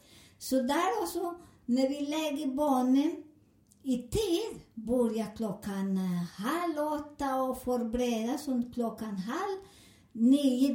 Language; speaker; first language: Swedish; non-native, learner; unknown